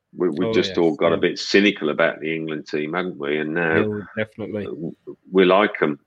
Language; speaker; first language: English; native; English